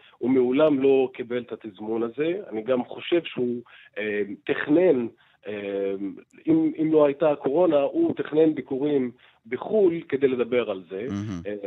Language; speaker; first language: Hebrew; non-native, local second language; Arabic